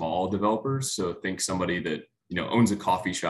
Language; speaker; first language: English; native; English